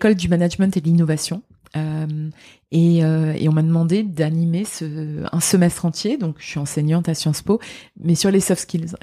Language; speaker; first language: French; native; French